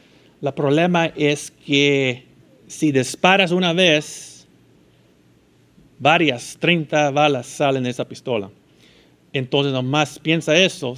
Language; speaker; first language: Spanish; early bilingual, heritage; Spanish